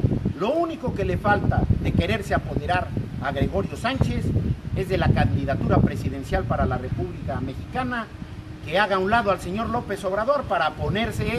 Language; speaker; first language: Spanish; native; Spanish